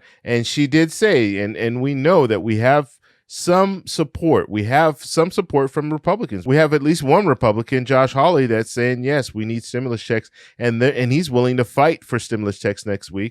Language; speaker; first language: English; native; English